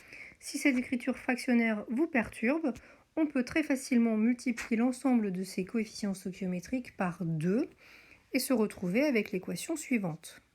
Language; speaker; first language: French; native; French